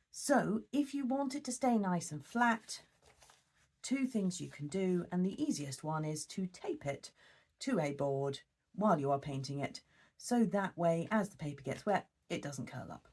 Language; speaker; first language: English; native; English